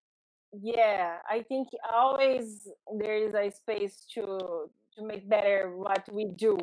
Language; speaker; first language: English; non-native, learner; Portuguese